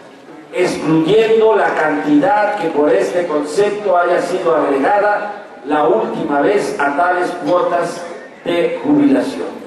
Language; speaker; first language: Spanish; native; Spanish